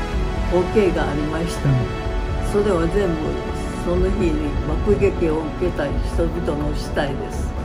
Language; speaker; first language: Japanese; non-native, local second language; Chinese